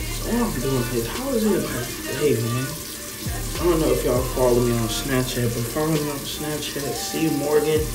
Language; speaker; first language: English; native; English